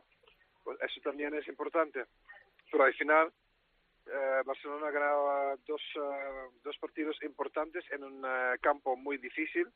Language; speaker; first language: Spanish; non-native, fluent; Dutch